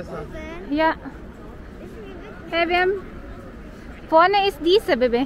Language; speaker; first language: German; non-native, learner; Filipino